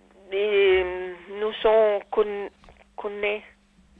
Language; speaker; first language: French; non-native, learner; Italian